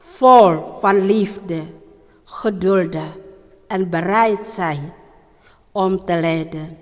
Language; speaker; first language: Dutch; non-native, learner; Indonesian